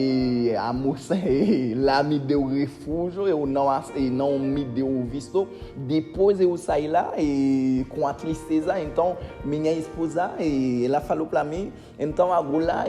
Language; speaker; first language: Portuguese; non-native, learner; Haitian Creole